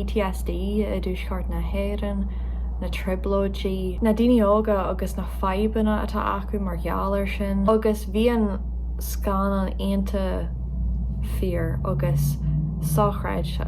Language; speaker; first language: Irish; non-native, local second language; English